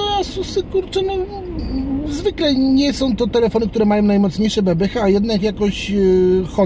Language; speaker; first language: Polish; native; Polish